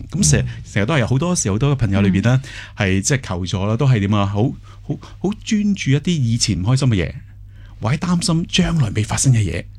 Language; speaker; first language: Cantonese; native; Cantonese